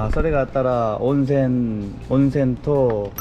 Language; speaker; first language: Japanese; non-native, learner; Korean